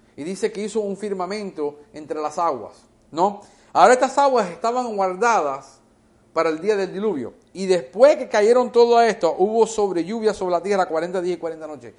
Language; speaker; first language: Spanish; early bilingual, heritage; Spanish